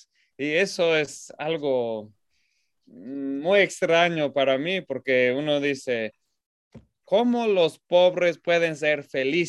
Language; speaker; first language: Spanish; non-native, fluent; English